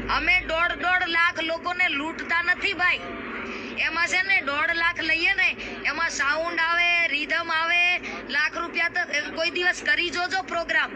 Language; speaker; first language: Gujarati; non-native, local second language; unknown